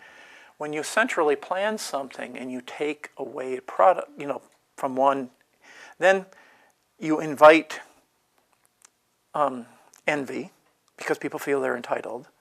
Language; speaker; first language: English; native; English